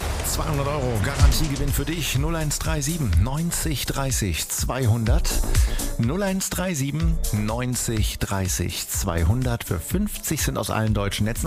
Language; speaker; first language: German; native; German